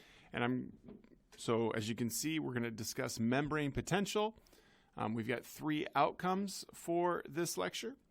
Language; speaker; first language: English; native; English